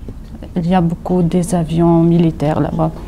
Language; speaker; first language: French; non-native, fluent; Russian